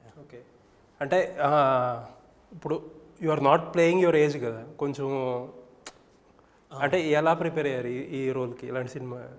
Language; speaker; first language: Telugu; native; Telugu